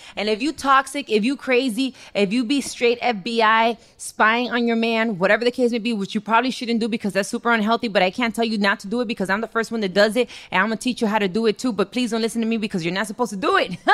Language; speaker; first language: English; early bilingual, other home language; Spanish